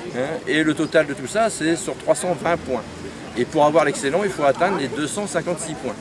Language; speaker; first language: French; native; French